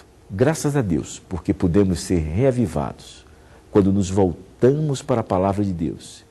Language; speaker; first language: Portuguese; native; Portuguese